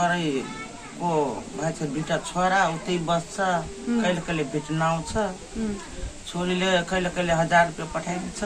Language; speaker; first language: Nepali; non-native, local second language; Maithili